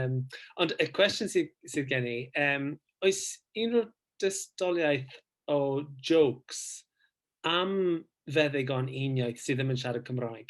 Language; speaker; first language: Welsh; non-native, fluent; English